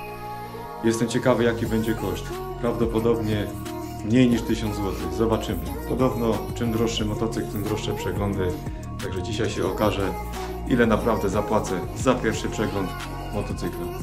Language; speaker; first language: Polish; native; Polish